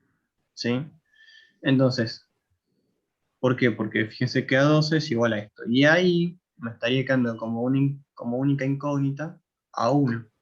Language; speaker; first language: Spanish; native; Spanish